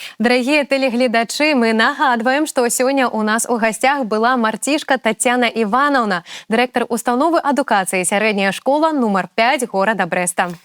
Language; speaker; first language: Belarusian; native; Belarusian